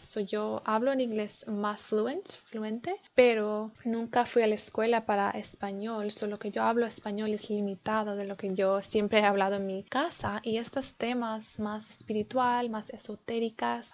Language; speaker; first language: Spanish; early bilingual, heritage; Spanish